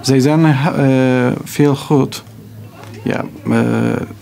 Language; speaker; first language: Dutch; non-native, learner; Turkish